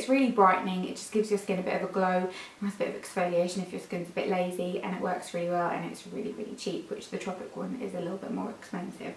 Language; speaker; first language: English; native; English